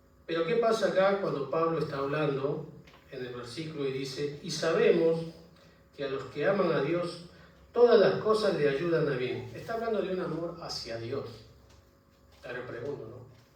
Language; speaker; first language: Spanish; native; Spanish